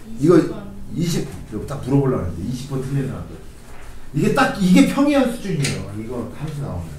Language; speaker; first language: Korean; native; Korean